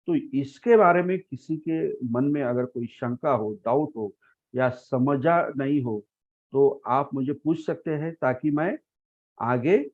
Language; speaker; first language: Hindi; non-native, local second language; Marathi